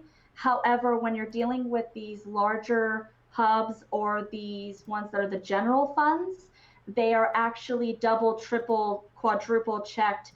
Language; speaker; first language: English; native; English